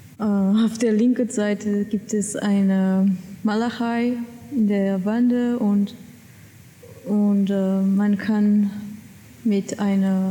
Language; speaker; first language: German; non-native, learner; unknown